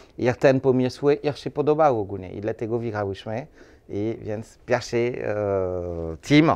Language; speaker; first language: Polish; non-native, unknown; French